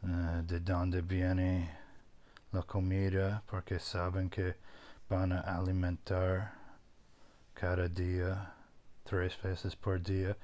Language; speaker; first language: Spanish; non-native, fluent; English